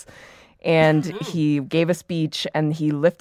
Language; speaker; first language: English; native; English